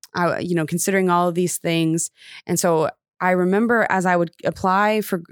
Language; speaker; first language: English; native; English